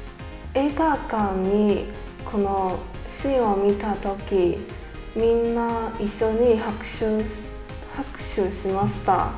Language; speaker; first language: Japanese; non-native, learner; Chinese